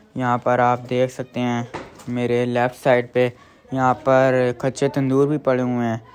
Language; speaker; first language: Urdu; non-native, local second language; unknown